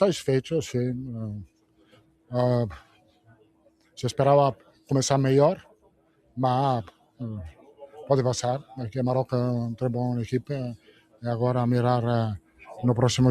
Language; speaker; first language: Portuguese; non-native, learner; Italian